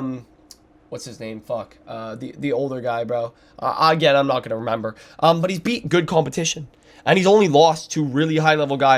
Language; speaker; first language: English; native; English